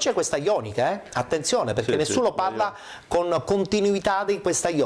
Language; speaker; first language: Italian; native; Italian